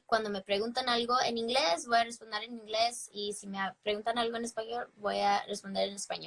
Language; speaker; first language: Spanish; early bilingual, heritage; English